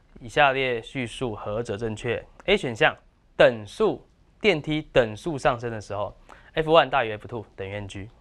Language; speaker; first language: Chinese; native; Chinese